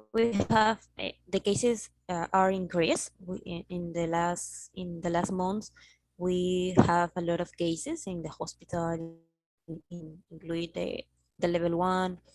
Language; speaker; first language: English; non-native, learner; Spanish